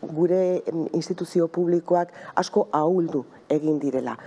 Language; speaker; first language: Basque; native; Basque